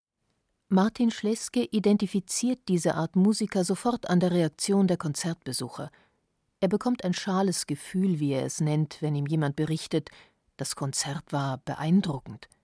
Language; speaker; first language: German; native; German